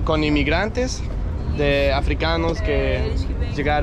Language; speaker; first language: Portuguese; non-native, learner; Danish